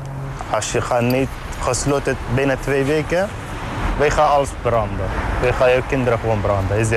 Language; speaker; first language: Dutch; non-native, learner; Arabic